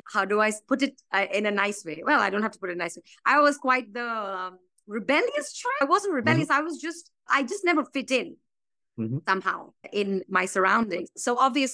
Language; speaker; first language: English; non-native, local second language; Bangla